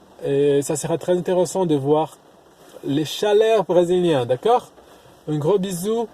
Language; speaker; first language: French; non-native, fluent; Portuguese